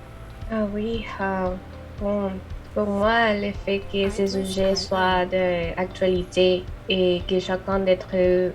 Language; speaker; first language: French; non-native, learner; Spanish